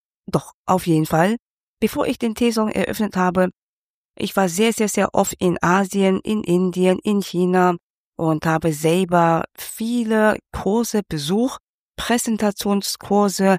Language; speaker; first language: German; non-native, fluent; Cantonese